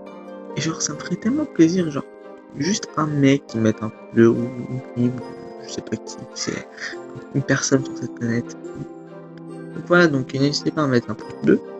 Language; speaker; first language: French; native; French